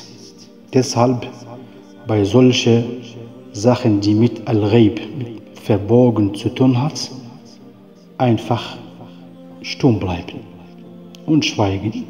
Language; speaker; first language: German; non-native, fluent; Arabic